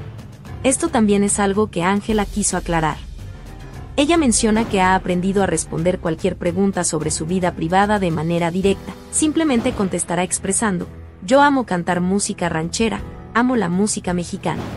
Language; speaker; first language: Spanish; native; Spanish